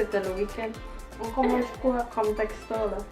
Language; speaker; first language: French; non-native, learner; Indonesian